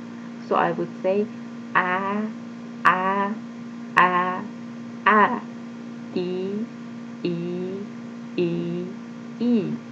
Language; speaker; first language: English; non-native, fluent; Persian